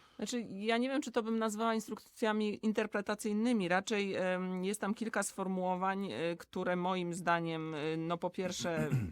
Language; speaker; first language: Polish; native; Polish